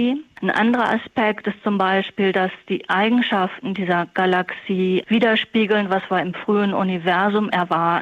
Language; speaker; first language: German; native; German